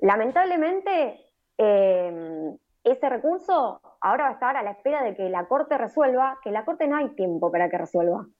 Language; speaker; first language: Spanish; native; Spanish